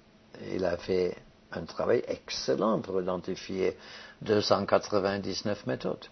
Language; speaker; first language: French; non-native, fluent; Norwegian